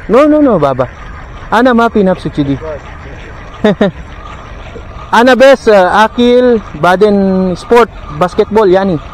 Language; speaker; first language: Arabic; non-native, learner; Filipino